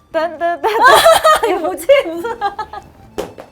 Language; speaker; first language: Korean; native; Korean